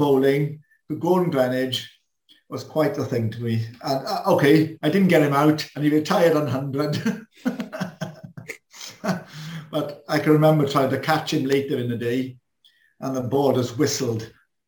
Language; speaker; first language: English; non-native, local second language; Welsh